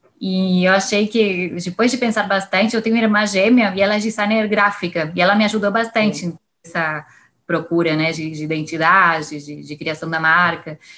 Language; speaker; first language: Portuguese; non-native, fluent; Spanish